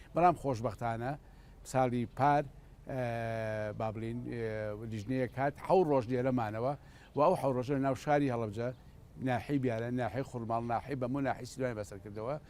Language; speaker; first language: Central Kurdish; native; Central Kurdish